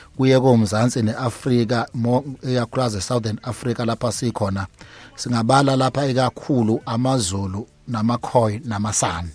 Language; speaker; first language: Zulu; native; Zulu